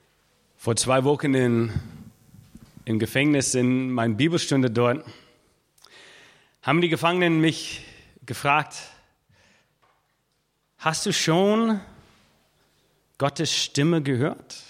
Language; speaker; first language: German; non-native, fluent; English